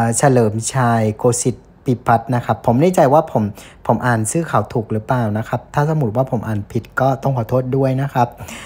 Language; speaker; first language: Thai; non-native, fluent; Vietnamese